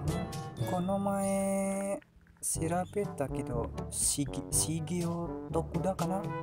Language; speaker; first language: Japanese; non-native, learner; Indonesian